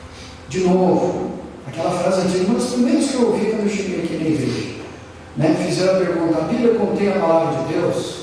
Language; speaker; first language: Portuguese; native; Portuguese